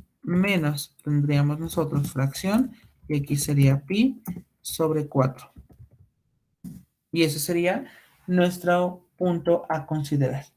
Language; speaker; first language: Spanish; native; Spanish